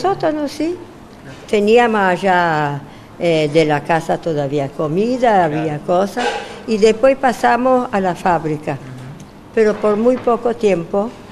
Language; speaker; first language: Spanish; non-native, fluent; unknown